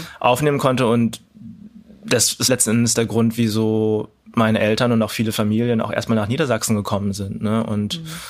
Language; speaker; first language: German; early bilingual, other home language; Cantonese